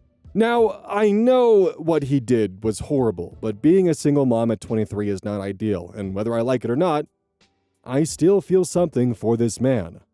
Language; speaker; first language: English; native; English